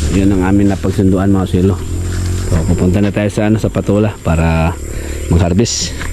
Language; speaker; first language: Filipino; non-native, local second language; Cebuano